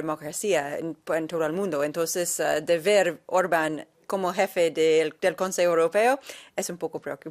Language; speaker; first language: Spanish; non-native, fluent; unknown